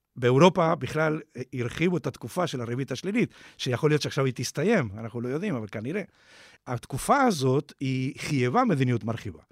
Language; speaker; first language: Hebrew; non-native, fluent; Spanish